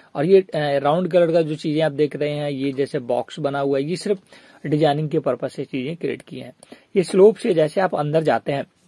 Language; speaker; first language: Hindi; native; Hindi